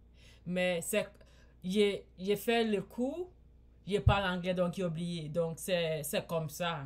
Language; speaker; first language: French; non-native, learner; English